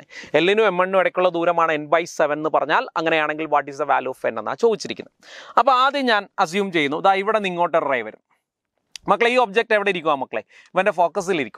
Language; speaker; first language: Malayalam; native; Malayalam